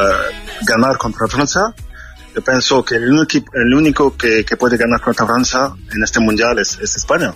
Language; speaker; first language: Spanish; non-native, fluent; French